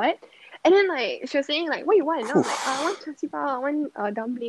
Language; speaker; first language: English; native; English